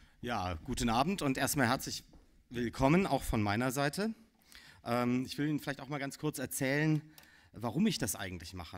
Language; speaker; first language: German; native; German